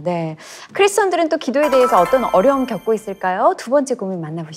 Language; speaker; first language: Korean; native; Korean